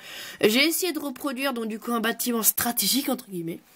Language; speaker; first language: French; native; French